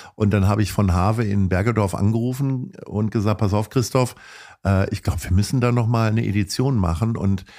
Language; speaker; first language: German; native; German